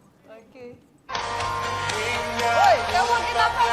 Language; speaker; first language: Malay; non-native, learner; Russian